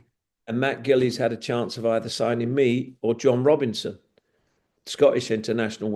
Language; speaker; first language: English; native; English